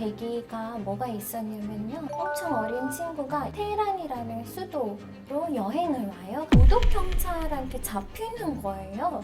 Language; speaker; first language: Korean; non-native, fluent; Persian